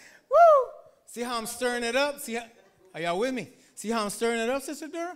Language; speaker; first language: English; early bilingual, other home language; Spanish